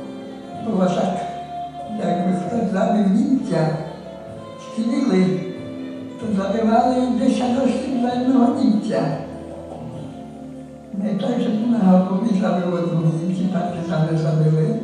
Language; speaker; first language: Polish; non-native, local second language; Rusyn